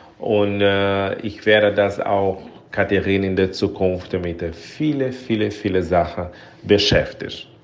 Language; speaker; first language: German; non-native, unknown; Portuguese